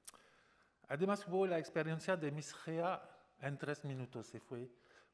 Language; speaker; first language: Spanish; non-native, fluent; French